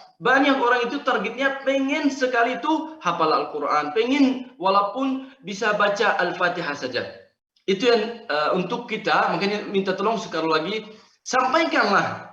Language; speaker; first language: Indonesian; non-native, fluent; Arabic